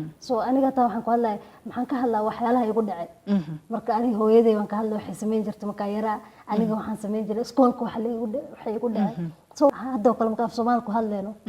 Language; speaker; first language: Somali; early bilingual, heritage; Somali